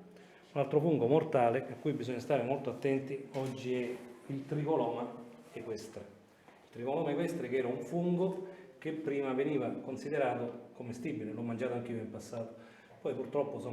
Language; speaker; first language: Italian; native; Italian